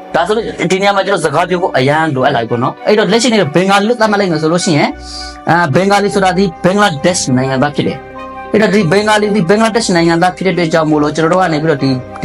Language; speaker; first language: Burmese; non-native, local second language; Rohingya